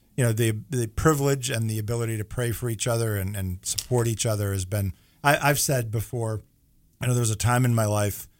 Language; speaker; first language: English; native; English